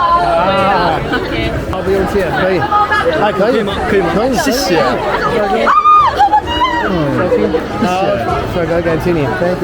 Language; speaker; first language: Chinese; non-native, learner; English